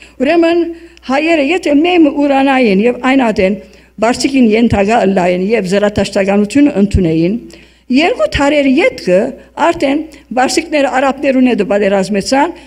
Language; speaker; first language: Armenian; early bilingual, heritage; Armenian